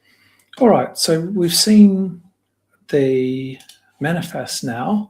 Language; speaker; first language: English; native; English